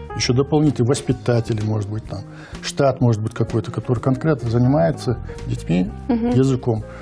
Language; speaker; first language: Russian; non-native, local second language; Ingush